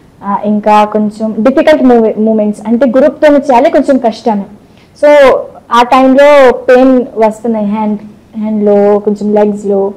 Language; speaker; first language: Telugu; non-native, local second language; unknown